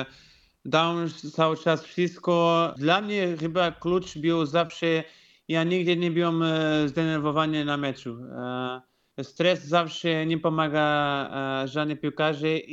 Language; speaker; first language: Polish; non-native, fluent; Portuguese